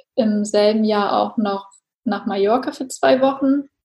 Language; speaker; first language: German; native; German